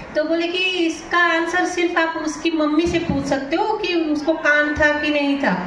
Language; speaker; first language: Hindi; non-native, local second language; Marathi